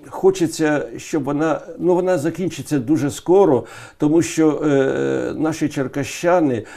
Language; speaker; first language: Ukrainian; native; Ukrainian